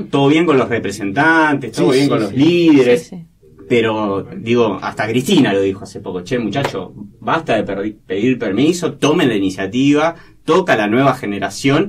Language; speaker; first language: Spanish; native; Spanish